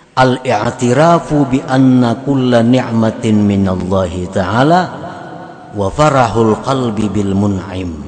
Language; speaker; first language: Indonesian; non-native, local second language; Banjar